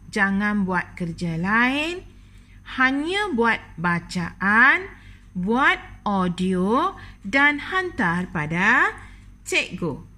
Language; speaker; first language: Malay; non-native, local second language; Tamil